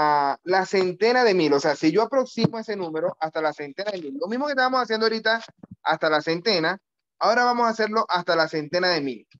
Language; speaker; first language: Spanish; native; Spanish